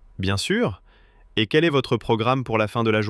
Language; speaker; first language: French; native; French